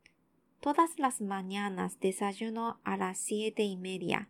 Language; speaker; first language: Spanish; non-native, learner; Japanese